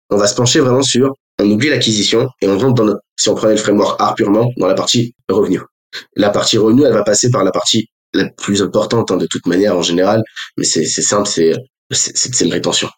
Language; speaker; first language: French; native; French